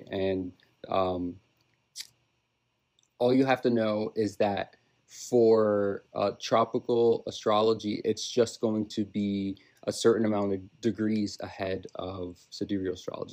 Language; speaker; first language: English; native; English